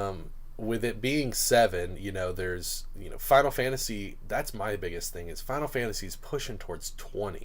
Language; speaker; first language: English; native; English